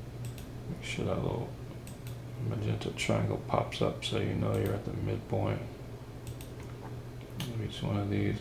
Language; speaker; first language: English; native; English